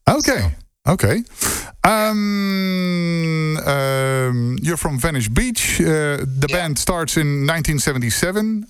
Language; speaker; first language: English; non-native, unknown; Dutch